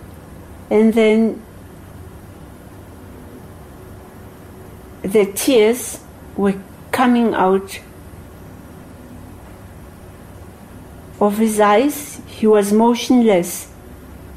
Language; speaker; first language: English; non-native, local second language; Zulu